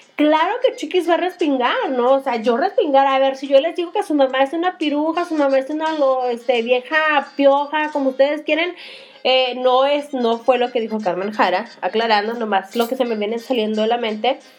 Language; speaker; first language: Spanish; early bilingual, heritage; Spanish